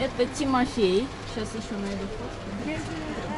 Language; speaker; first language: Russian; native; Russian